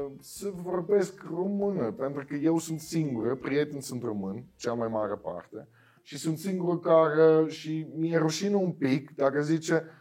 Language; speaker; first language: Romanian; non-native, learner; Dutch